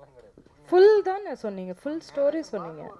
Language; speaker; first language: Tamil; non-native, local second language; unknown